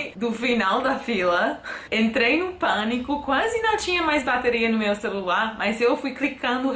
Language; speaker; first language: Portuguese; non-native, fluent; English